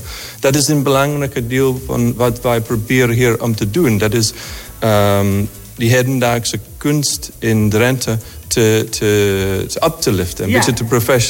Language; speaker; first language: Dutch; non-native, fluent; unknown